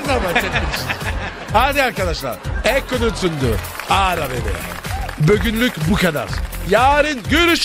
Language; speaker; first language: Turkish; non-native, learner; French